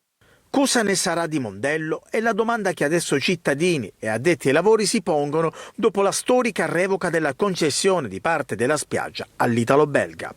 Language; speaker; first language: Italian; native; Italian